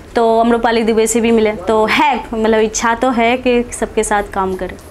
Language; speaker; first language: Hindi; non-native, local second language; Bangla